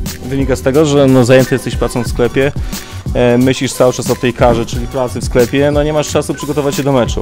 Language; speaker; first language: Polish; native; Polish